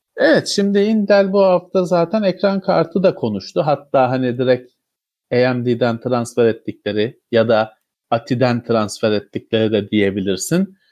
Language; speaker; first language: Turkish; native; Turkish